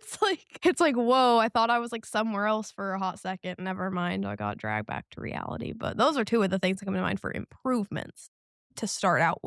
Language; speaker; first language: English; native; English